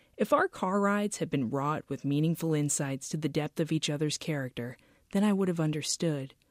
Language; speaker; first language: English; native; English